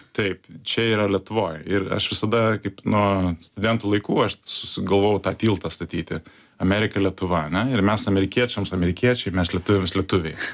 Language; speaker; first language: Lithuanian; native; Lithuanian